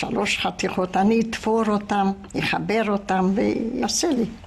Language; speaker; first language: Hebrew; non-native, fluent; Hungarian